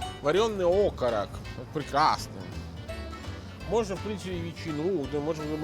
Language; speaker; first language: Russian; non-native, fluent; Italian